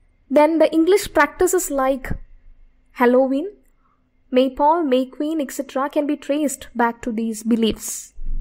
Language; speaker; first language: English; non-native, local second language; Malayalam